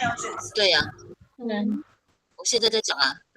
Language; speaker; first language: Chinese; non-native, fluent; Filipino